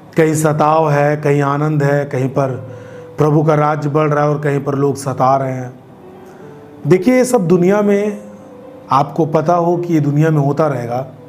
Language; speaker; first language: Hindi; native; Hindi